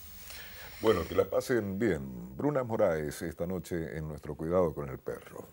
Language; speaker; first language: Spanish; native; Spanish